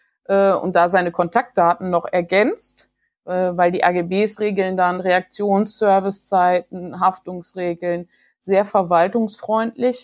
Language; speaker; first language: German; native; German